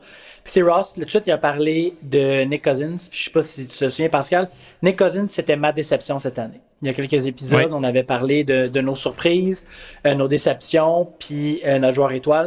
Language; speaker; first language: French; native; French